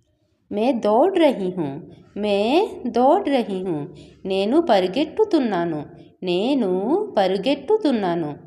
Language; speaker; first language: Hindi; non-native, local second language; Odia